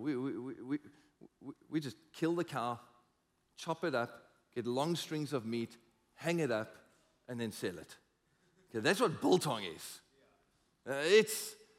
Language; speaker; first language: English; native; English